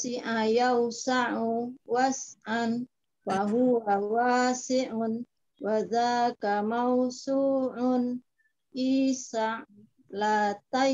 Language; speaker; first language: Arabic; non-native, learner; Indonesian